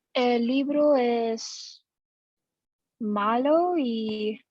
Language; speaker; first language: Spanish; non-native, learner; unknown